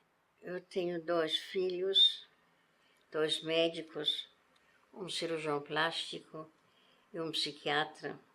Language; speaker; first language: Portuguese; non-native, fluent; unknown